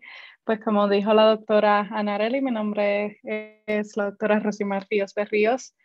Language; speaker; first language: Spanish; native; Spanish